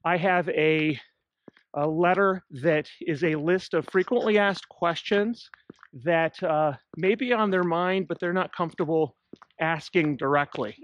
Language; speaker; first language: English; native; English